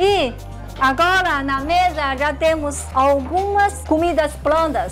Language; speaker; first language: Portuguese; non-native, fluent; Chinese